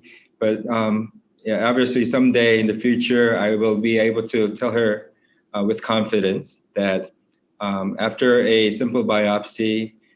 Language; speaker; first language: English; non-native, fluent; Korean